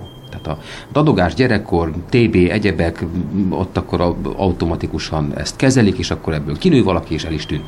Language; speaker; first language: Hungarian; native; Hungarian